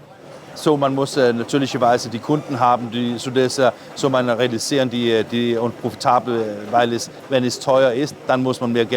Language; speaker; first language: German; non-native, learner; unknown